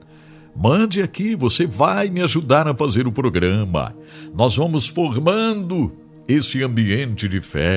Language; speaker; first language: Portuguese; native; Portuguese